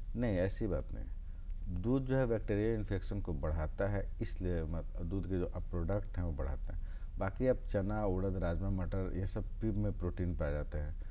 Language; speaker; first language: Hindi; native; Hindi